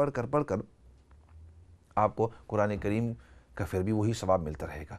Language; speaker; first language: Urdu; native; Urdu